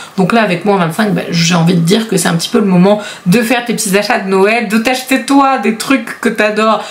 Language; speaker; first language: French; native; French